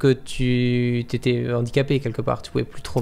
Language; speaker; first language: French; native; French